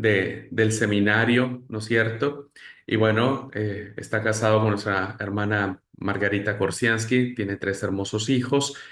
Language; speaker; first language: Spanish; native; Spanish